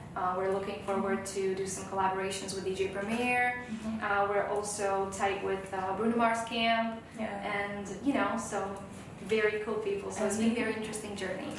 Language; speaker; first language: English; non-native, fluent; Slovak